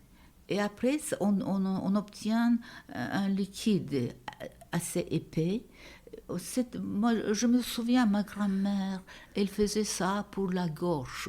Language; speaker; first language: French; non-native, fluent; Turkish